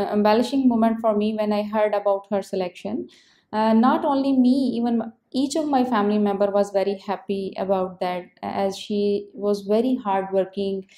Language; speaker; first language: English; non-native, local second language; Punjabi